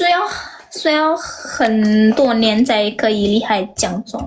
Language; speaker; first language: Chinese; non-native, learner; Indonesian